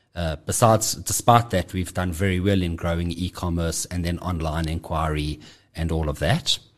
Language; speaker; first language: English; native; English